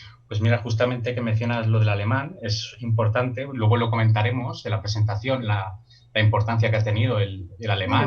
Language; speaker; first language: Spanish; native; Spanish